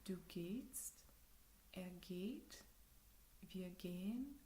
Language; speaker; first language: German; non-native, learner; English